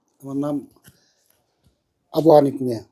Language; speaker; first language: Hindi; non-native, learner; Bangla